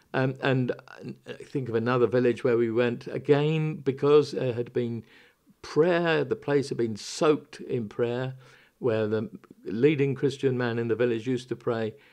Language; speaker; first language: English; native; English